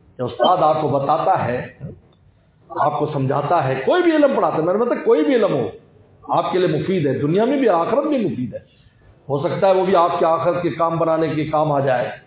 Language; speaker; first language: Urdu; non-native, local second language; Punjabi